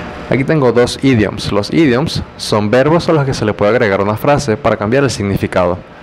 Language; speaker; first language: Spanish; native; Spanish